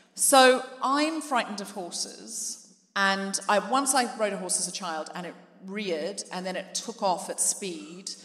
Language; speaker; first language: English; native; English